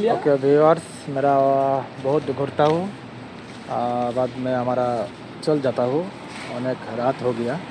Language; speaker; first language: Hindi; non-native, learner; Bangla